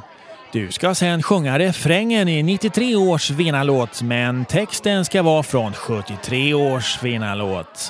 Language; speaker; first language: Swedish; native; Swedish